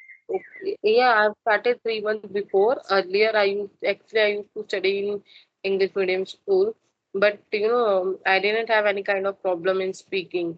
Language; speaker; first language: English; non-native, learner; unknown